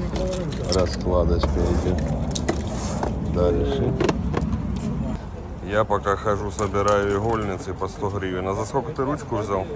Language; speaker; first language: Russian; native; Russian